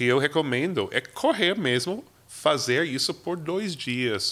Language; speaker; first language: Portuguese; non-native, fluent; English